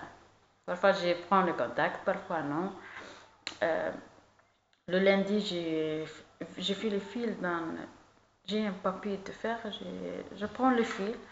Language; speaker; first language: French; non-native, learner; Arabic